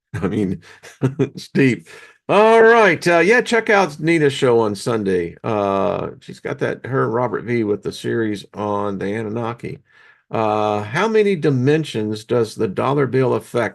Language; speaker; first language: English; native; English